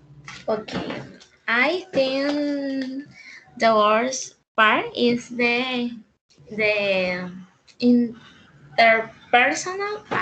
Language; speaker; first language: English; non-native, learner; Spanish